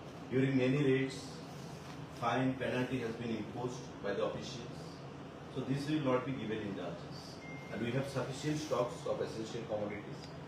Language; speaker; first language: English; non-native, local second language; Bangla